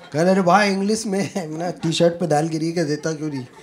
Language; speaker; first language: Hindi; native; Hindi